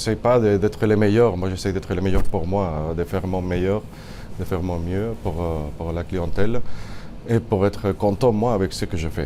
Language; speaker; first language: French; non-native, fluent; Spanish